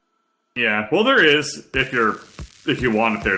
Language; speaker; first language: English; native; English